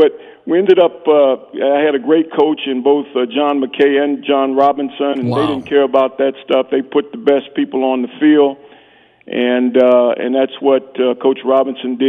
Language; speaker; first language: English; native; English